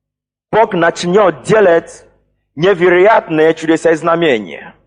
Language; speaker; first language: Russian; non-native, fluent; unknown